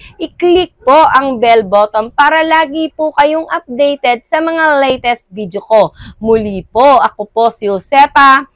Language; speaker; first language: Filipino; native; Filipino